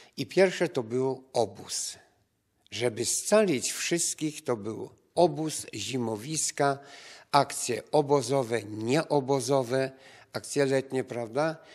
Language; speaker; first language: Polish; native; Polish